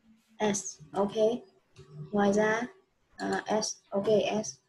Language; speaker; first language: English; non-native, fluent; Vietnamese